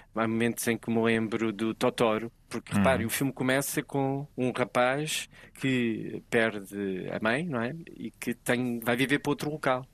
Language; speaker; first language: Portuguese; native; Portuguese